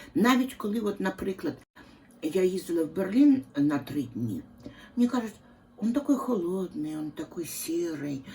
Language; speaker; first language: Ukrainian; non-native, local second language; Russian